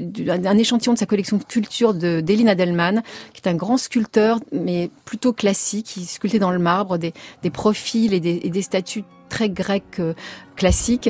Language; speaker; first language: French; native; French